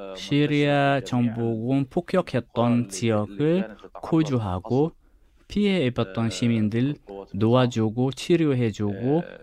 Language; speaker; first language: Korean; non-native, fluent; Arabic